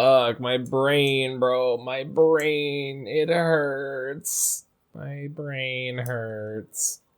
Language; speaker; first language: English; native; English